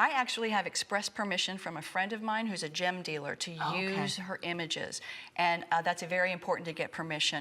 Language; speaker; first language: English; native; English